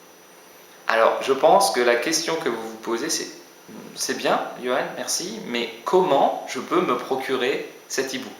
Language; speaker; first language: French; native; French